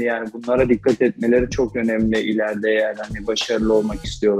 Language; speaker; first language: Turkish; native; Turkish